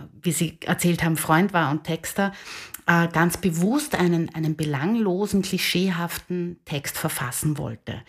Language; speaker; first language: German; native; German